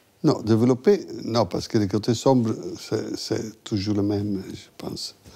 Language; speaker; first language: French; non-native, fluent; Italian